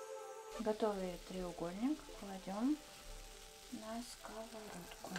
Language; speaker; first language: Russian; native; Russian